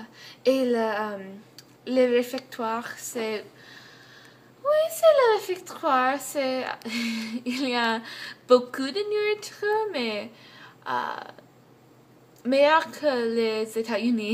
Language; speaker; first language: French; non-native, learner; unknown